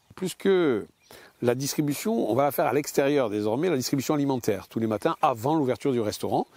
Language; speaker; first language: French; native; French